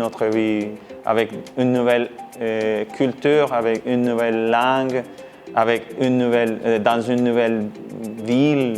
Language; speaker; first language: French; non-native, fluent; Spanish